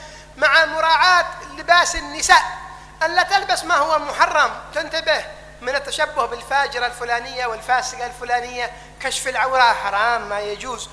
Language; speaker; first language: Arabic; native; Arabic